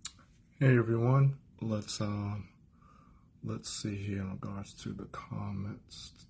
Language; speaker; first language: English; native; English